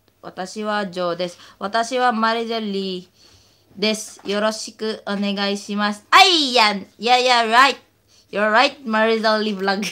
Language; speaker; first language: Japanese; non-native, learner; Filipino